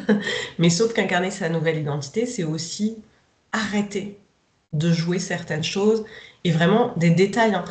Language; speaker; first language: French; native; French